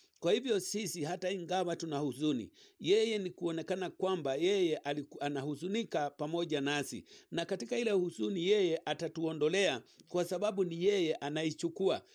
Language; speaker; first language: Swahili; native; Swahili